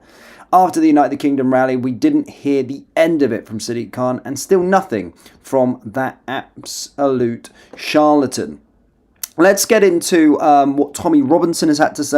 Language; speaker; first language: English; native; English